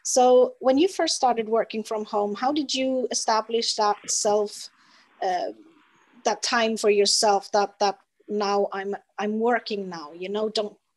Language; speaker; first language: English; non-native, fluent; Norwegian